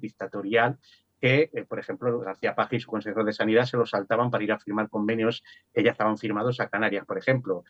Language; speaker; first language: Spanish; native; Spanish